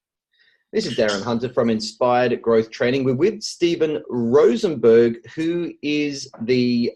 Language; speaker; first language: English; native; English